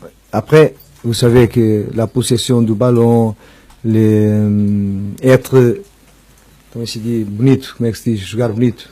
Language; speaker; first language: French; non-native, fluent; Portuguese